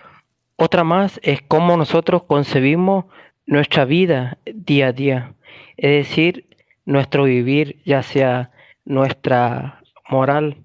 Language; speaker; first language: Spanish; native; Spanish